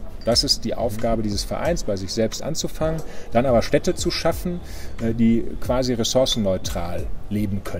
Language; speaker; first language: German; native; German